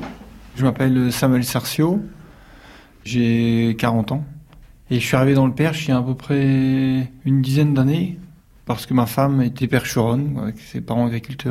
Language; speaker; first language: French; native; French